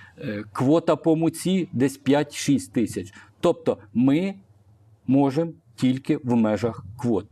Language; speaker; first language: Ukrainian; non-native, local second language; Russian